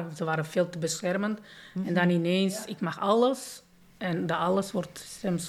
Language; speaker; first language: Dutch; non-native, fluent; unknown